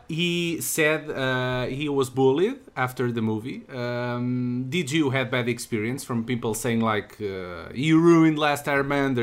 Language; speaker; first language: English; non-native, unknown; Portuguese